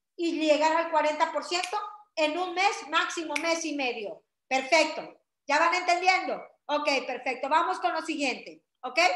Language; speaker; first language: Spanish; native; Spanish